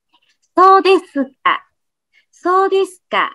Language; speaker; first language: Japanese; non-native, fluent; Vietnamese